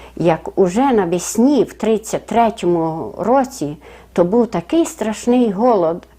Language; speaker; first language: Ukrainian; native; Ukrainian